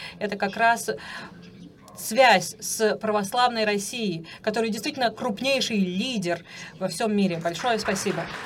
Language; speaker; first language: Russian; non-native, fluent; English